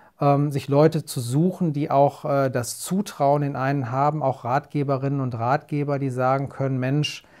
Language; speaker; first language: German; native; German